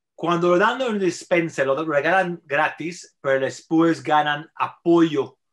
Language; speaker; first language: Spanish; non-native, fluent; English